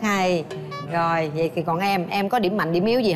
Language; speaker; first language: Vietnamese; native; Vietnamese